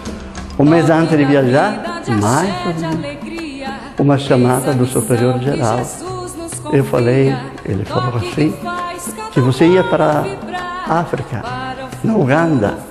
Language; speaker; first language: Portuguese; non-native, fluent; Italian